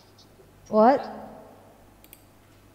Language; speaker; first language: English; non-native, learner; Indonesian